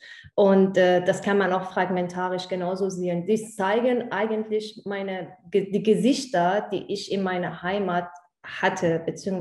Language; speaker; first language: German; non-native, fluent; Persian